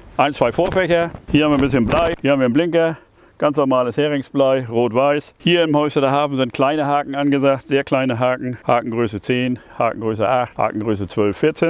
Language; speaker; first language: German; native; German